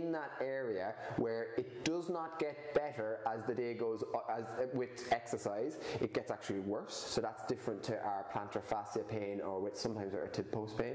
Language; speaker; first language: English; native; English